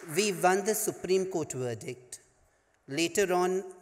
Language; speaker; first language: English; non-native, local second language; Hindi